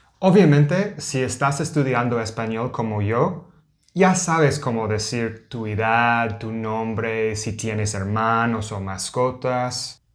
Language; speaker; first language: Spanish; non-native, learner; English